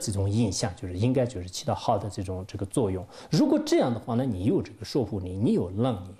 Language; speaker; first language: Chinese; non-native, local second language; Tibetan